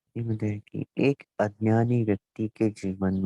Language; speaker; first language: Hindi; non-native, local second language; Marathi